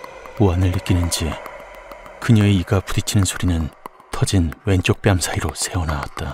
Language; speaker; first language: Korean; native; Korean